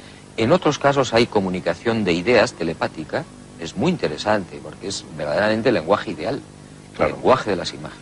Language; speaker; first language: Spanish; native; Spanish